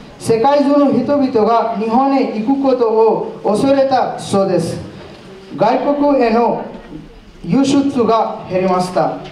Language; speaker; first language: Japanese; non-native, learner; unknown